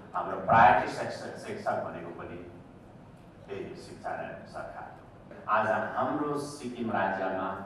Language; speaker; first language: Nepali; native; Nepali